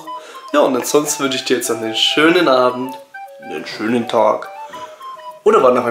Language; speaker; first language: German; native; German